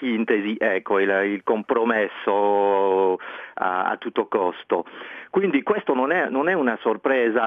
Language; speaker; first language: Italian; non-native, fluent; French